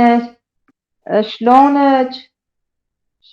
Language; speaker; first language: Arabic; non-native, learner; Persian